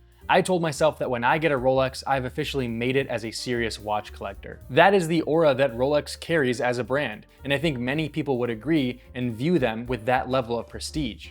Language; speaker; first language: English; native; English